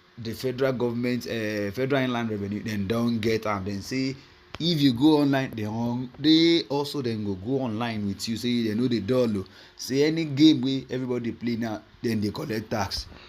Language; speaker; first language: Nigerian Pidgin; native; Nigerian Pidgin